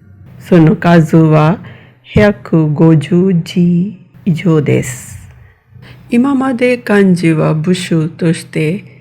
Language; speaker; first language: Japanese; non-native, fluent; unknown